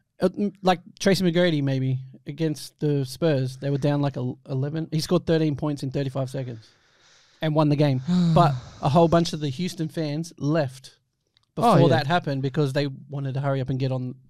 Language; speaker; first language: English; native; English